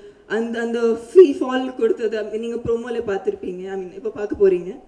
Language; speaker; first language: Tamil; early bilingual, heritage; Tamil